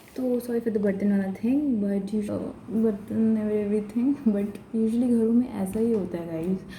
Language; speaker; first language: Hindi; non-native, local second language; Nepali